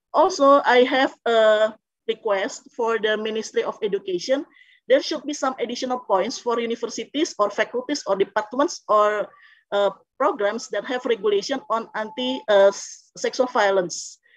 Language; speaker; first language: English; non-native, fluent; Indonesian